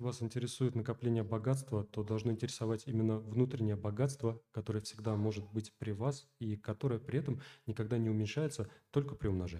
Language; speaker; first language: Russian; native; Russian